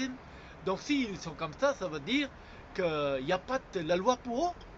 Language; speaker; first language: French; non-native, fluent; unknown